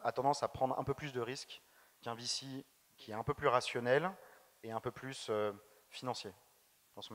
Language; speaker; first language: French; native; French